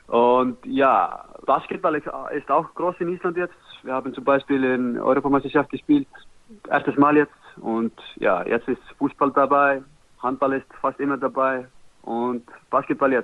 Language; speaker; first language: German; non-native, learner; Icelandic